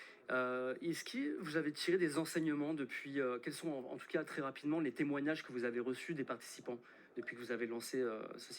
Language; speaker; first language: French; native; French